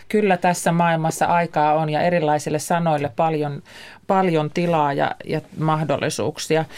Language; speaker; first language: Finnish; native; Finnish